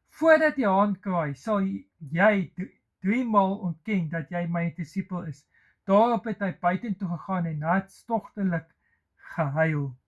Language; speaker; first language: Afrikaans; native; Afrikaans